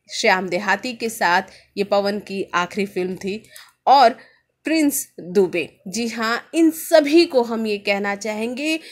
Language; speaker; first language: Hindi; native; Hindi